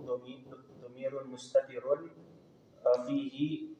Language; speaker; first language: Arabic; non-native, learner; Indonesian